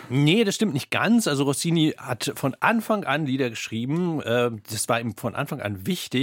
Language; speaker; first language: German; native; German